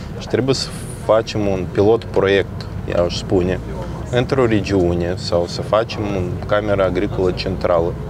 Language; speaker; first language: Romanian; non-native, local second language; Russian